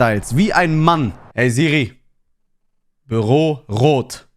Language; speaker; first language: German; native; German